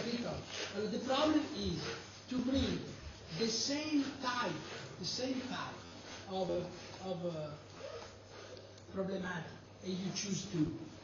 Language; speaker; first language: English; non-native, learner; Italian